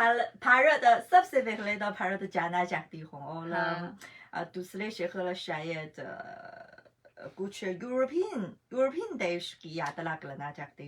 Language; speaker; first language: Hindi; non-native, fluent; Chinese